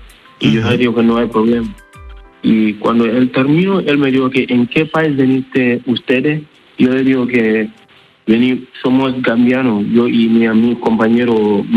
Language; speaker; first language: Spanish; non-native, learner; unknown